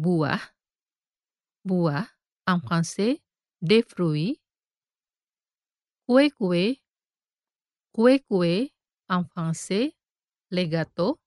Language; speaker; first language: French; non-native, fluent; Indonesian